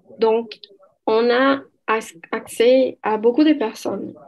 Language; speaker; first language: French; non-native, learner; Portuguese